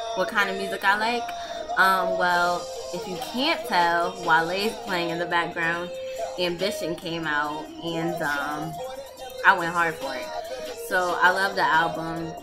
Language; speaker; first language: English; native; English